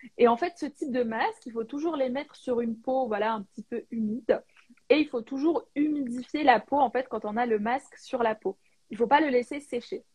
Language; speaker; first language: French; non-native, local second language; Arabic